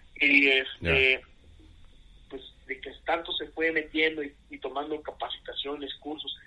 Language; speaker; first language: Spanish; native; Spanish